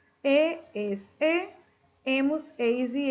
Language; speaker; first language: Spanish; non-native, fluent; Portuguese